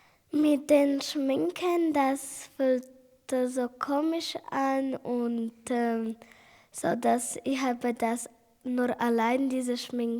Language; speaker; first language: German; non-native, local second language; Romansh